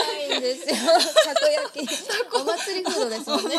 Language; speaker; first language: Japanese; native; Japanese